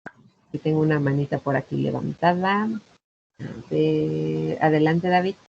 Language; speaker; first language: Spanish; native; Spanish